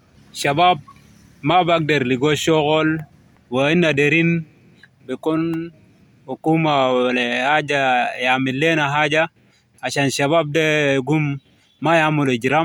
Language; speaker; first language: Arabic; non-native, local second language; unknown